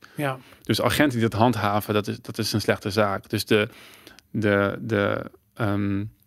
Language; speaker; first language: Dutch; early bilingual, other home language; English